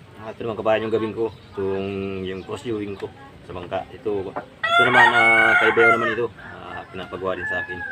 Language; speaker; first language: Filipino; non-native, local second language; Bikol